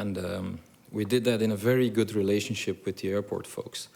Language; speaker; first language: English; non-native, fluent; Dutch